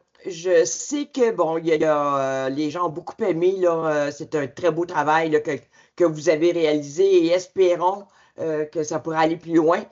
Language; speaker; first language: French; native; French